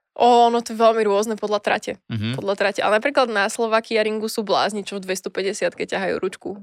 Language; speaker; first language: Slovak; native; Slovak